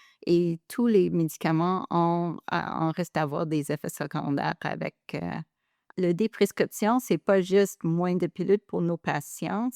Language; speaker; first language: French; non-native, local second language; English